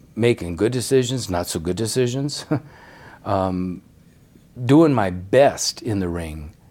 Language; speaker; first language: English; native; English